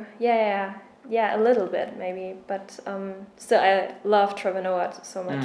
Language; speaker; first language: English; non-native, fluent; German